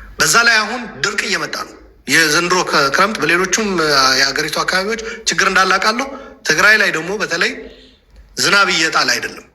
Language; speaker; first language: Amharic; non-native, local second language; Tigrinya